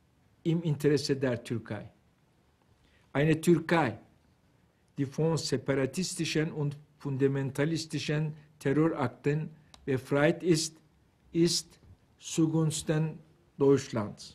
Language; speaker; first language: German; non-native, fluent; Turkish